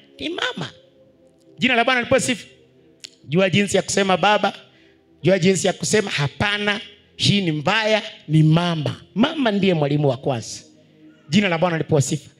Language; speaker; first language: Swahili; non-native, local second language; Luyia